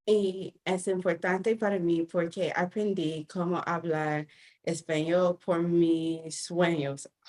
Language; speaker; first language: Spanish; non-native, fluent; English